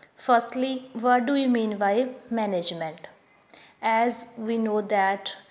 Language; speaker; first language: English; non-native, local second language; Punjabi